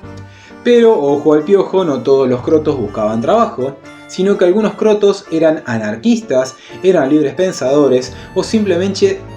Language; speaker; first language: Spanish; native; Spanish